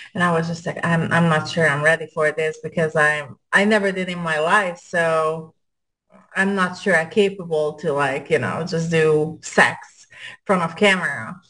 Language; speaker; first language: English; non-native, fluent; Hungarian